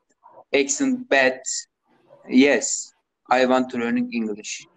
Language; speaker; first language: English; non-native, learner; Turkish